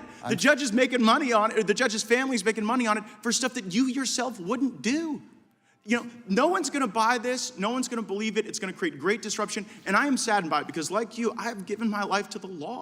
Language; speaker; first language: English; native; English